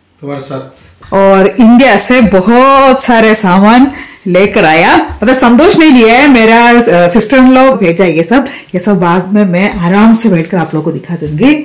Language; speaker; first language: Hindi; non-native, local second language; Malayalam